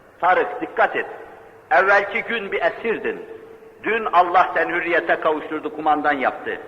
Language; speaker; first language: Turkish; native; Turkish